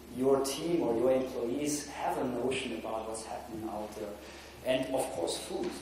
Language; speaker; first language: English; non-native, fluent; German